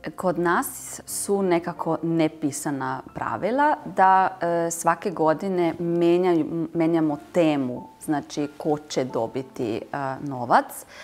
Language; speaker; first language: Serbian; non-native, fluent; German